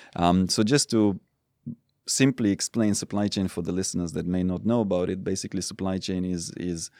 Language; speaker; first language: English; non-native, fluent; Romanian